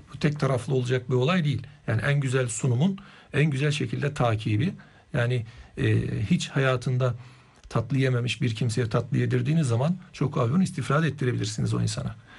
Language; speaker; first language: Turkish; native; Turkish